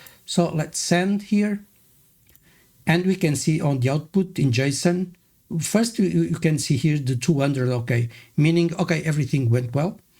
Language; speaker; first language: English; non-native, fluent; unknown